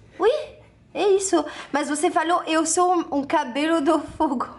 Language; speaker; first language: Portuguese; non-native, learner; French